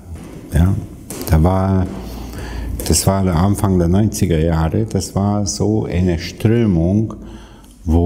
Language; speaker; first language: German; non-native, fluent; Hungarian